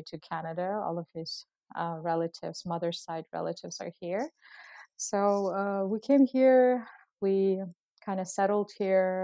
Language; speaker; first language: English; non-native, fluent; Uzbek